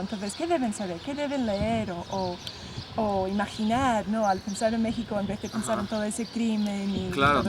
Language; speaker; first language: Spanish; non-native, fluent; English